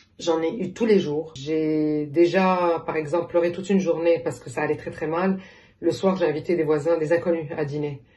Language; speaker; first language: French; non-native, local second language; Arabic